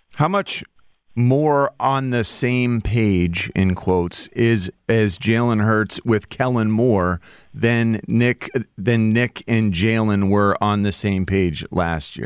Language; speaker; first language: English; native; English